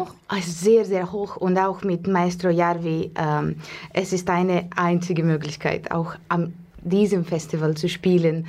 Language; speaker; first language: German; non-native, learner; Russian